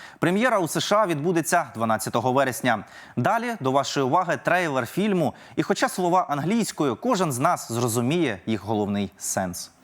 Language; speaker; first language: Ukrainian; native; Ukrainian